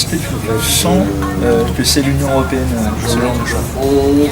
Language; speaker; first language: French; native; French